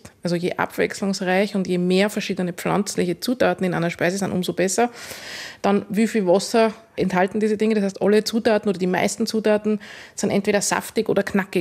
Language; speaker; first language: German; native; German